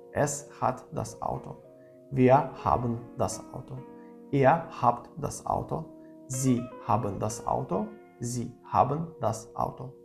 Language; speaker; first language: German; non-native, fluent; Ukrainian